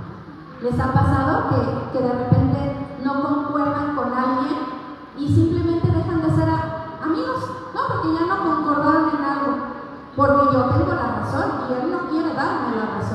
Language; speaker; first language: Spanish; native; Spanish